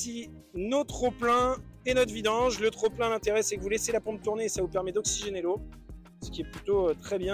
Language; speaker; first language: French; native; French